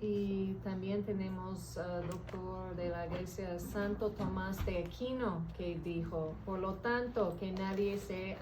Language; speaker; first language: Spanish; early bilingual, heritage; English